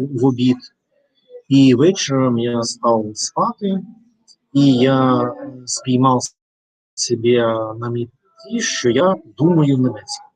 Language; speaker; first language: Ukrainian; non-native, learner; Russian